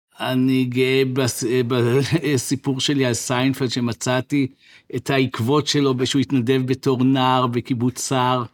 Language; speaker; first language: Hebrew; native; Hebrew